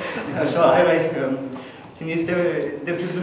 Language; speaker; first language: Kyrgyz; non-native, fluent; English